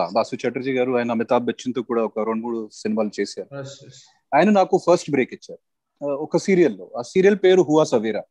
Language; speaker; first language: Telugu; non-native, local second language; Hindi